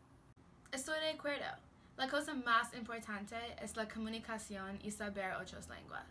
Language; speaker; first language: Spanish; non-native, learner; English